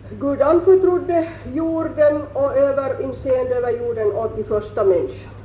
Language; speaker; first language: Swedish; native; Swedish